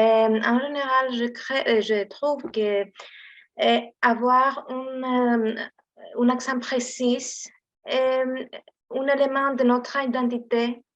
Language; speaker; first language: French; non-native, learner; Greek